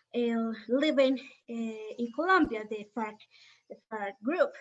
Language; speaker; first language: English; non-native, fluent; Spanish